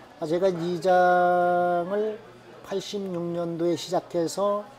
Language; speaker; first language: Korean; native; Korean